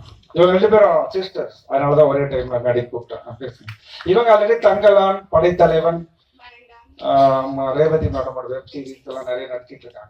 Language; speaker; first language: Tamil; native; Tamil